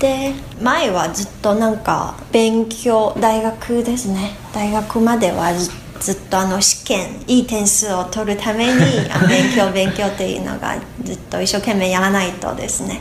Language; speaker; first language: Japanese; non-native, fluent; Chinese